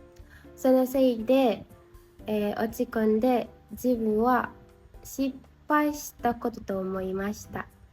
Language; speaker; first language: Japanese; non-native, learner; Indonesian